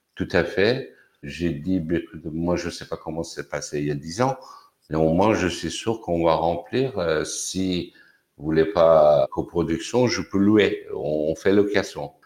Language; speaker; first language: French; non-native, fluent; Persian